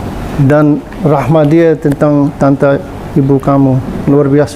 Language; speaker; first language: Indonesian; non-native, learner; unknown